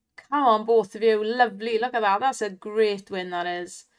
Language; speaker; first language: English; native; English